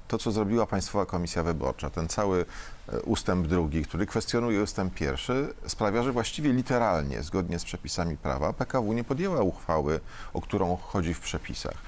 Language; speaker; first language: Polish; native; Polish